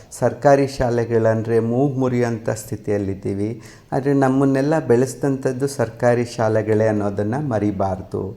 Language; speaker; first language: Kannada; native; Kannada